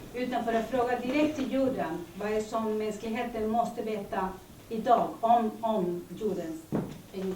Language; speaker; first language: Swedish; early bilingual, other home language; Spanish